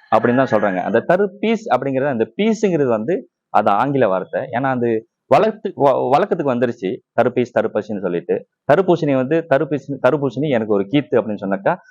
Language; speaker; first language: Tamil; non-native, local second language; Chinese